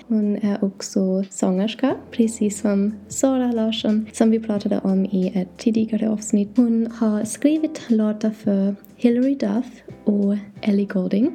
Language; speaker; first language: Swedish; non-native, learner; English